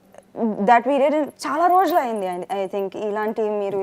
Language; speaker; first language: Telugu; non-native, fluent; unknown